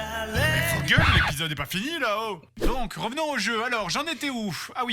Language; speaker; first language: French; native; French